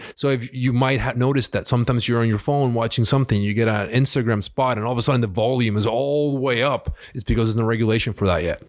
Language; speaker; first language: English; early bilingual, other home language; Spanish